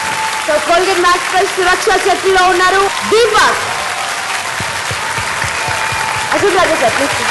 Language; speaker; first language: Telugu; native; Telugu